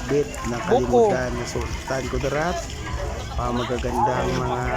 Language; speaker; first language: Filipino; non-native, local second language; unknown